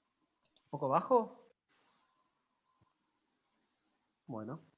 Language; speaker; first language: Spanish; native; Spanish